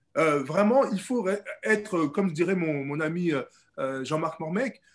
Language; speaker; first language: French; native; French